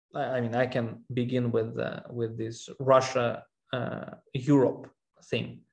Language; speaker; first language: English; non-native, fluent; Armenian